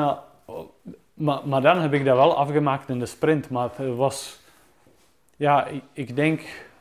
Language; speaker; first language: Dutch; non-native, fluent; Czech